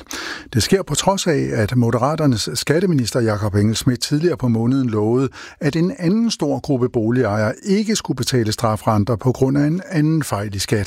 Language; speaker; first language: Danish; native; Danish